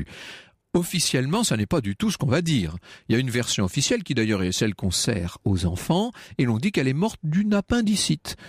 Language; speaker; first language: French; native; French